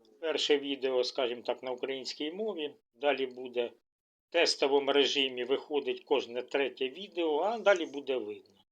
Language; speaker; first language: Ukrainian; non-native, local second language; Russian